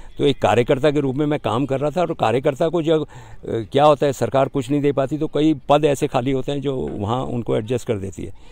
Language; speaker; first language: Hindi; native; Hindi